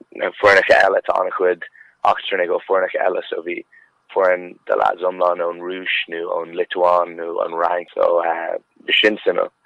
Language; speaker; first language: Irish; non-native, local second language; English